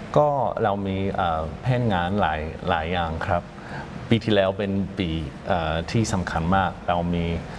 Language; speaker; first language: Thai; non-native, fluent; English